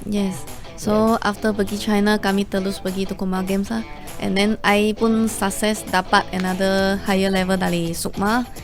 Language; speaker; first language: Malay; non-native, local second language; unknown